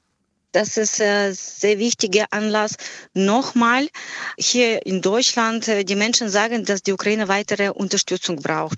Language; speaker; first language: German; non-native, fluent; Ukrainian